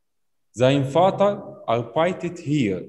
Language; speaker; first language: German; non-native, fluent; Arabic